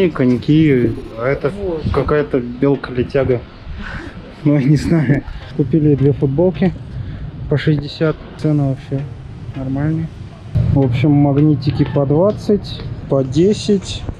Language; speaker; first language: Russian; native; Russian